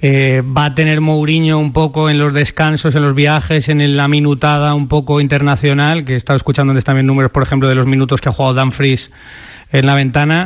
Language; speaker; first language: Spanish; native; Spanish